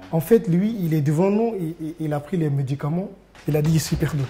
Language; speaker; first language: French; non-native, learner; Arabic